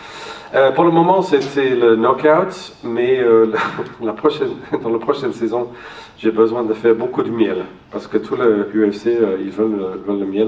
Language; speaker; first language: French; non-native, learner; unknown